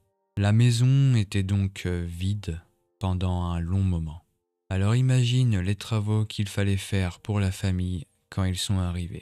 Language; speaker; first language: French; native; French